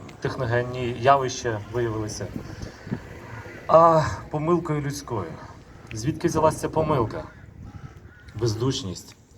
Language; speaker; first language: Ukrainian; native; Ukrainian